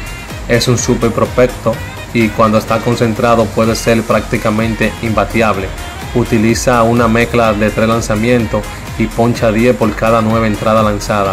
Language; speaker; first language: Spanish; native; Spanish